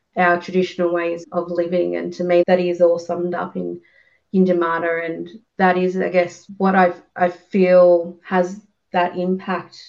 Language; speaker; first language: English; native; English